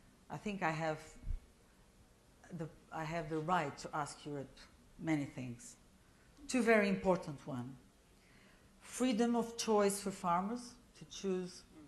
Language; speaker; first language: English; non-native, fluent; Portuguese